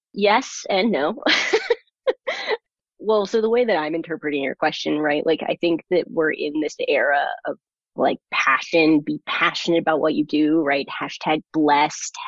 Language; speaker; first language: English; early bilingual, other home language; German